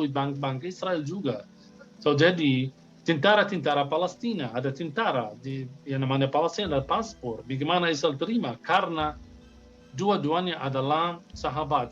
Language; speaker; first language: Indonesian; non-native, fluent; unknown